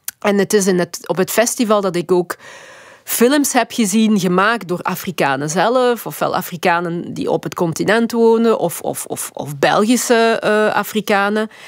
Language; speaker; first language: Dutch; early bilingual, other home language; Lingala